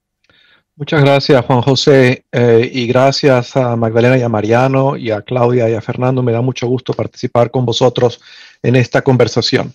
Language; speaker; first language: Spanish; native; Spanish